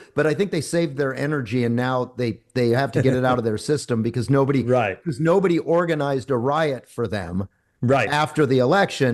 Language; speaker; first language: English; native; English